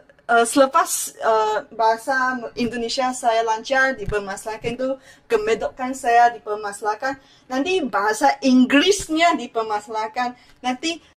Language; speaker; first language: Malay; non-native, fluent; Chinese